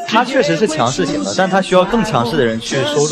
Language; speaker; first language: Chinese; native; Chinese